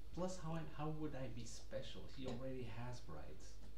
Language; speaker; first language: English; non-native, fluent; Portuguese